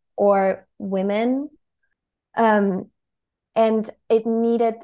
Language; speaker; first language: English; non-native, fluent; German